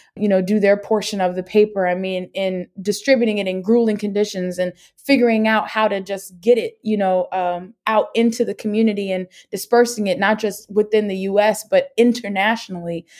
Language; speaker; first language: English; native; English